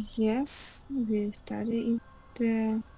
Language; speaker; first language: English; non-native, learner; Russian